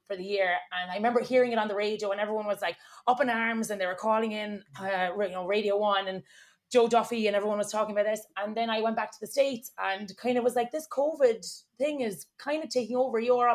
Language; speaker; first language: English; native; English